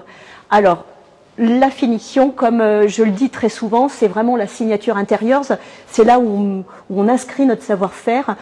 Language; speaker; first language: French; native; French